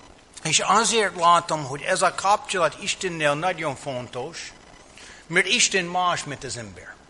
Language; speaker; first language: Hungarian; non-native, fluent; English